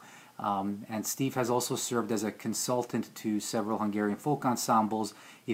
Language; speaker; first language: English; early bilingual, other home language; Hungarian